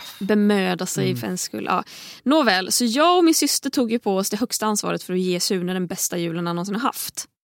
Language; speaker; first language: Swedish; native; Swedish